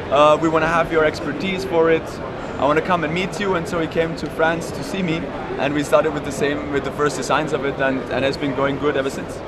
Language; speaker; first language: English; non-native, fluent; German